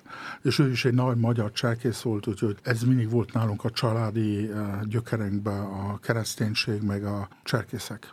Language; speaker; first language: Hungarian; early bilingual, heritage; Hungarian